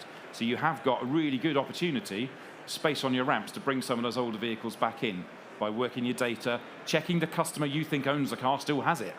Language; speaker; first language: English; native; English